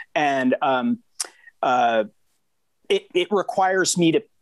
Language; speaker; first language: English; native; English